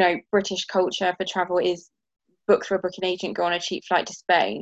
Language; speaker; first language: English; native; English